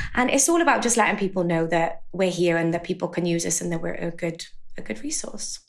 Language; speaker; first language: English; native; English